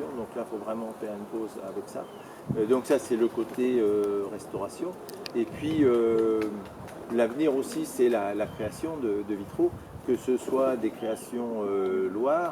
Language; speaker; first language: French; native; French